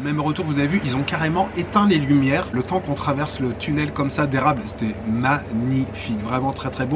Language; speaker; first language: French; native; French